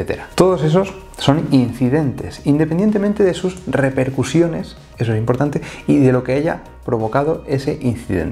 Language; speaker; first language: Spanish; native; Spanish